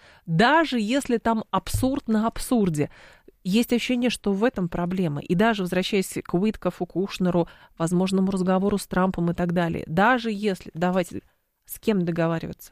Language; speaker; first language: Russian; native; Russian